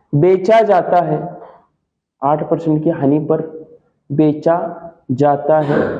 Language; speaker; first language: Hindi; non-native, local second language; Marathi